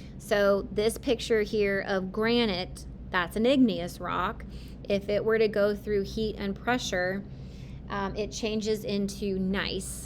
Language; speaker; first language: English; native; English